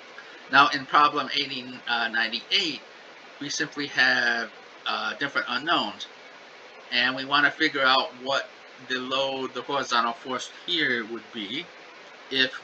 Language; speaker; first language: English; native; English